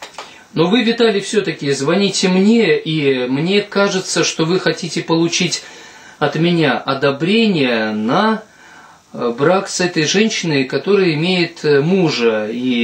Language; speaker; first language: Russian; native; Russian